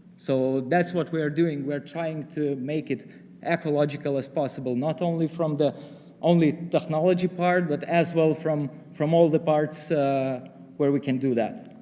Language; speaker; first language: English; non-native, fluent; Lithuanian